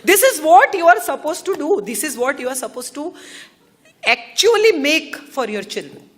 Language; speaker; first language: English; non-native, local second language; Gujarati